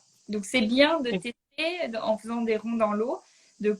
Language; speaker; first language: French; native; French